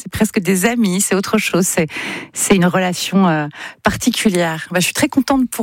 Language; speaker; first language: French; native; French